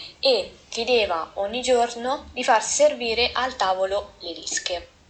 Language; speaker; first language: Italian; native; Italian